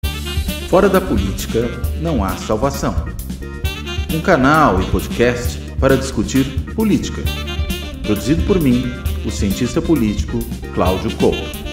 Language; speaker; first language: Portuguese; native; Portuguese